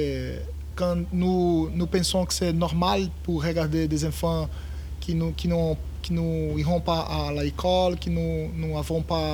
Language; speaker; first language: French; non-native, learner; Portuguese